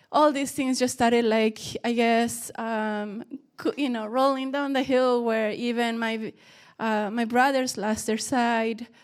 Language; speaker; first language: English; early bilingual, other home language; Spanish